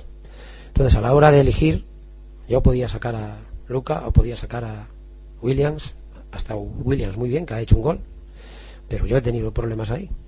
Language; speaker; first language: Spanish; native; Spanish